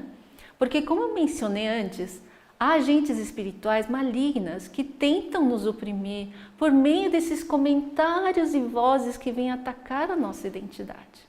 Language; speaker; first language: Portuguese; native; Portuguese